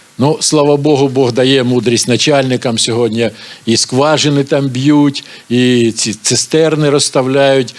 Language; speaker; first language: Ukrainian; non-native, local second language; Russian